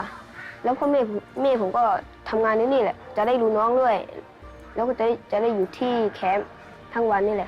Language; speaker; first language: Thai; early bilingual, other home language; Shan